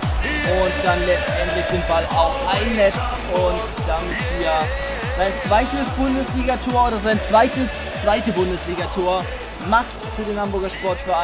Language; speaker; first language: German; native; German